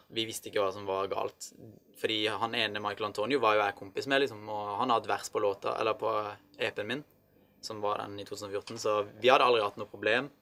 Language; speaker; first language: Norwegian; early bilingual, other home language; Arabic